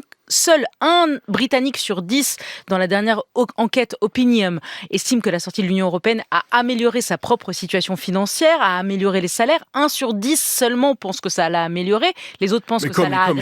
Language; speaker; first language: French; native; French